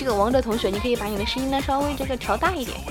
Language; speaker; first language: Chinese; native; Chinese